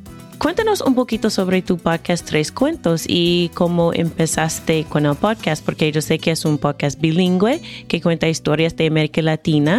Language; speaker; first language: Spanish; non-native, fluent; English